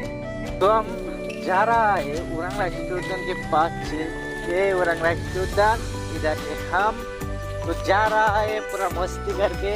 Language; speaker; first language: Hindi; non-native, local second language; Bangla